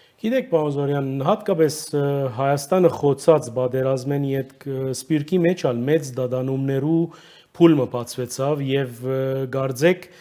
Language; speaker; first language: Armenian; early bilingual, heritage; Armenian